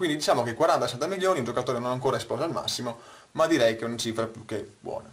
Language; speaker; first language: Italian; native; Italian